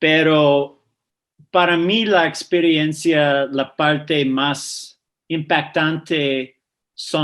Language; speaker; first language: Spanish; non-native, fluent; English